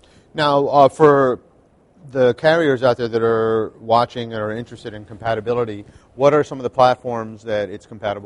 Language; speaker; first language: English; native; English